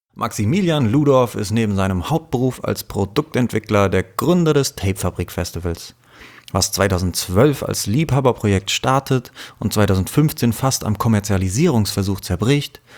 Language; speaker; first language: German; native; German